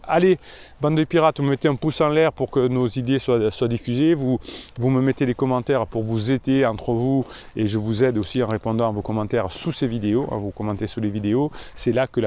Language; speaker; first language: French; native; French